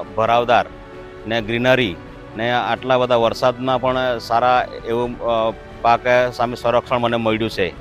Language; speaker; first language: Gujarati; non-native, local second language; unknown